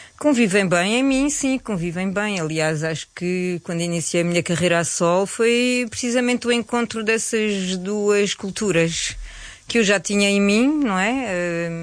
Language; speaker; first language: Portuguese; early bilingual, heritage; Portuguese